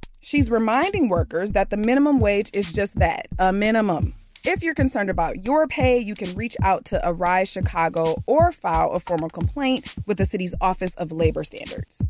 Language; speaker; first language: English; native; English